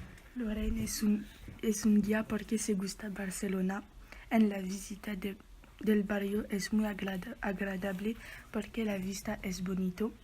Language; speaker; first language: Spanish; non-native, learner; French